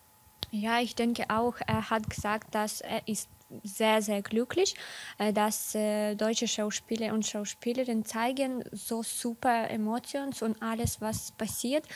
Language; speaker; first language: German; non-native, learner; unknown